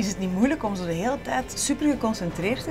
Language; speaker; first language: Dutch; native; Dutch